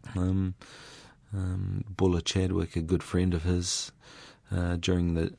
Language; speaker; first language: English; native; English